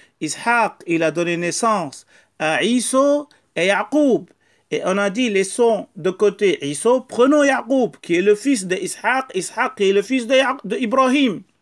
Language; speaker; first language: French; non-native, local second language; Wolof